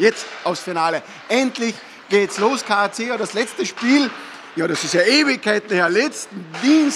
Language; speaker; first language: German; native; German